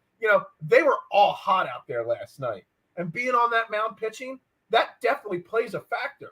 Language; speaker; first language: English; native; English